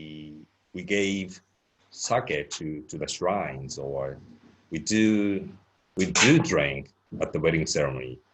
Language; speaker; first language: English; non-native, fluent; Japanese